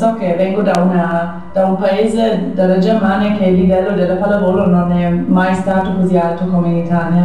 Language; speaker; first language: Italian; non-native, fluent; German